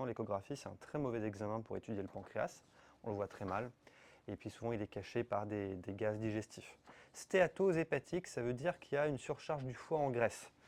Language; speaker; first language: French; native; French